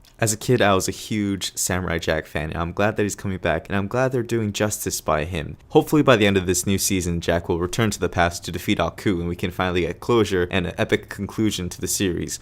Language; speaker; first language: English; native; English